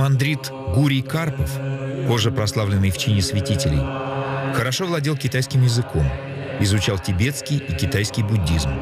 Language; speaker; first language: Russian; native; Russian